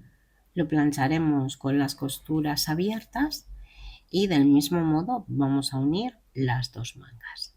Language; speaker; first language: Spanish; native; Spanish